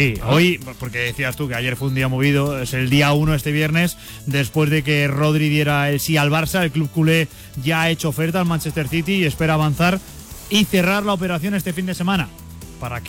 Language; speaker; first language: Spanish; native; Spanish